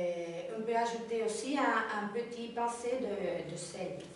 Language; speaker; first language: French; non-native, learner; Spanish